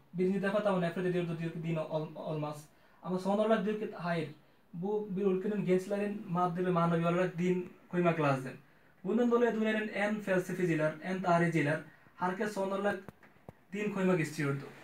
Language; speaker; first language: Turkish; non-native, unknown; Bangla